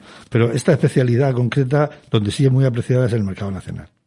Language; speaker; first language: Spanish; native; Spanish